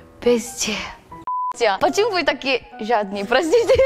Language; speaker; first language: Russian; non-native, learner; Korean